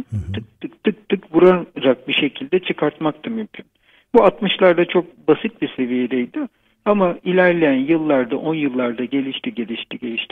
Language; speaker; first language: Turkish; native; Turkish